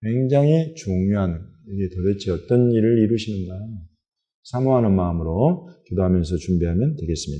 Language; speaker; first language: Korean; native; Korean